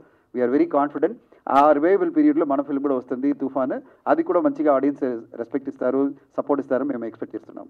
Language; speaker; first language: Telugu; non-native, fluent; Tamil